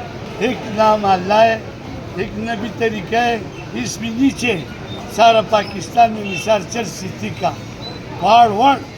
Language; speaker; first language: Hindi; non-native, local second language; Pashto